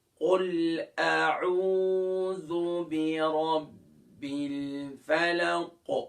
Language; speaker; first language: Urdu; native; Urdu